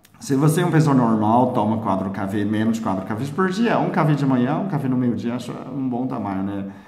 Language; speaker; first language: Portuguese; non-native, fluent; Chinese